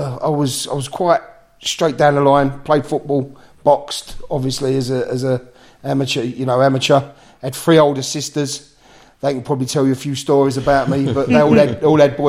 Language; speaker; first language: English; native; English